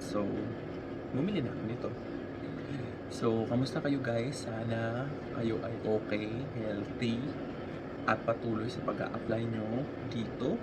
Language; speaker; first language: Filipino; native; Filipino